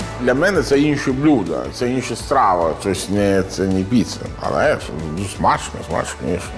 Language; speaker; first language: Ukrainian; non-native, learner; Italian